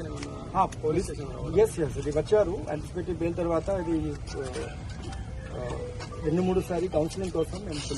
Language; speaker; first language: Telugu; non-native, learner; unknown